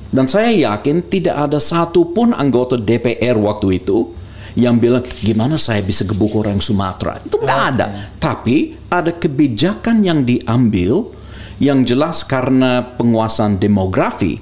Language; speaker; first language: Indonesian; non-native, fluent; English